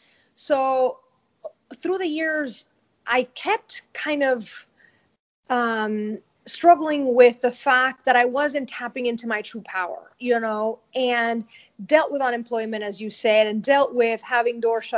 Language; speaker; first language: English; non-native, fluent; Spanish